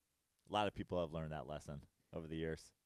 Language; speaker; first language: English; native; English